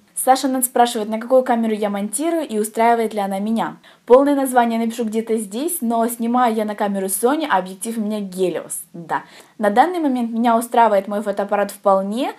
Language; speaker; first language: Russian; native; Russian